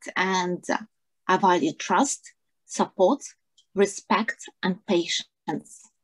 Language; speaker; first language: English; non-native, fluent; Russian